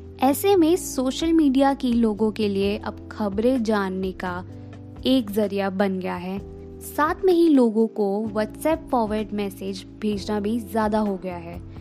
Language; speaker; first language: Hindi; native; Hindi